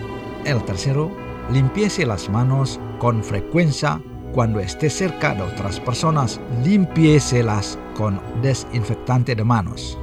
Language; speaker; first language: Spanish; non-native, fluent; Indonesian